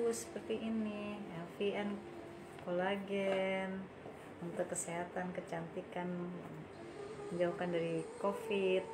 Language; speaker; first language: Indonesian; native; Indonesian